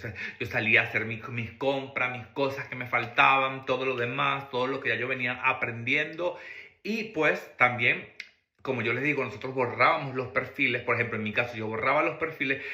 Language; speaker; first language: Spanish; native; Spanish